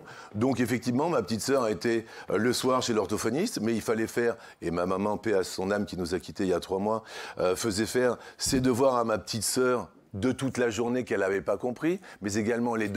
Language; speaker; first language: French; native; French